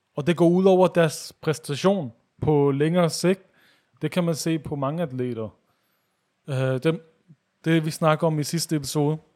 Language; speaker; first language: Danish; early bilingual, other home language; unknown